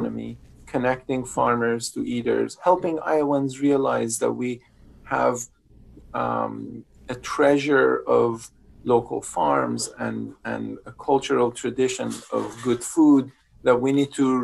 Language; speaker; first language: English; non-native, fluent; Persian